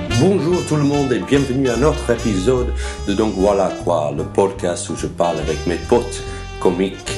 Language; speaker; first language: French; non-native, fluent; English